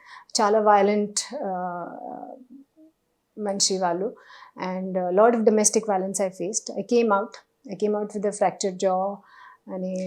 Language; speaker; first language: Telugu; non-native, learner; Hindi